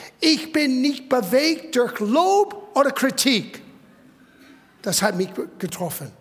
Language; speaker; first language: German; non-native, fluent; English